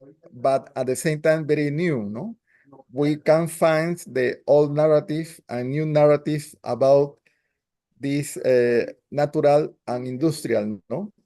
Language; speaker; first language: English; non-native, learner; Spanish